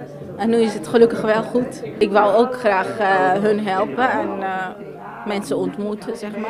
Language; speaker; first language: Dutch; non-native, fluent; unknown